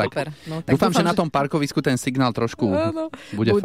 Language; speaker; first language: Slovak; native; Slovak